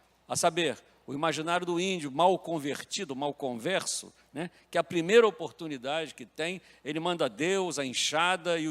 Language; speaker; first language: Portuguese; native; Portuguese